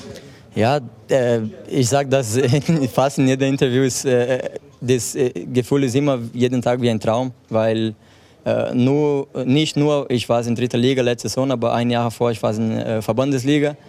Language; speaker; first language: German; non-native, fluent; Portuguese